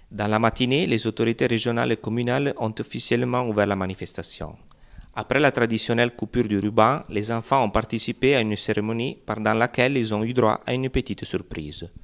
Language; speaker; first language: French; non-native, local second language; Italian